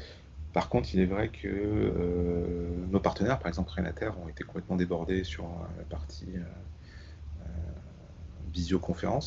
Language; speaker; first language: French; native; French